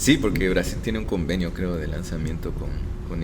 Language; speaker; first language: Spanish; native; Spanish